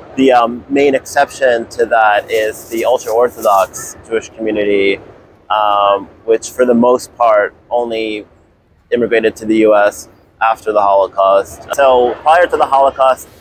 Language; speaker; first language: English; native; English